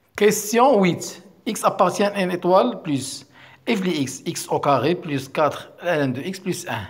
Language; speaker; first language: French; non-native, local second language; Arabic